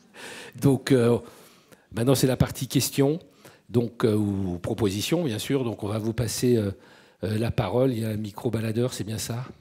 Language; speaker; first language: French; native; French